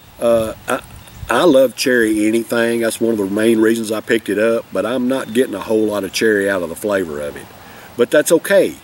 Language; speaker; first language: English; native; English